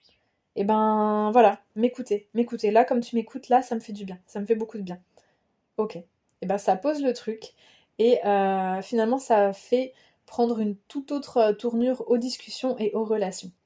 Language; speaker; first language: French; native; French